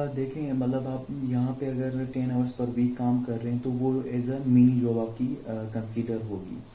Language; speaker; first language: Urdu; non-native, local second language; Sindhi